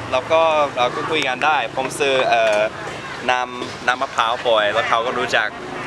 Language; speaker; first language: Thai; non-native, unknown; English